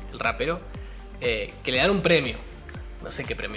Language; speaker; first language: Spanish; native; Spanish